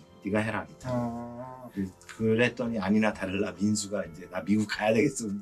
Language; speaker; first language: Korean; native; Korean